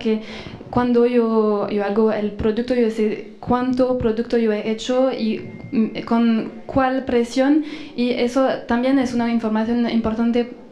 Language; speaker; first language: Spanish; non-native, fluent; French